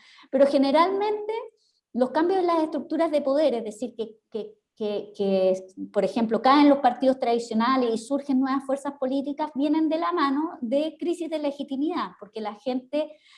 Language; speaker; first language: Spanish; native; Spanish